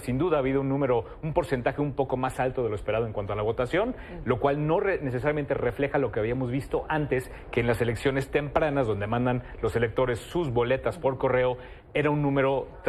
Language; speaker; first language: Spanish; native; Spanish